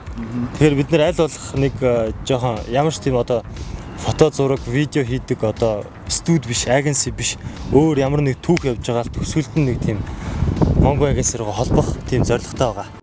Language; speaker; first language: Mongolian; native; Mongolian